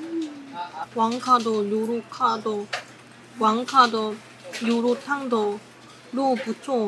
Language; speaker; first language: Chinese; non-native, learner; Korean